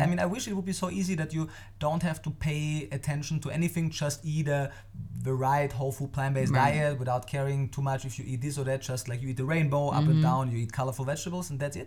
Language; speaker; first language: English; non-native, fluent; German